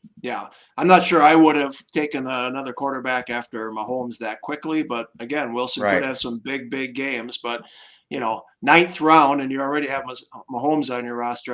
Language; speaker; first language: English; native; English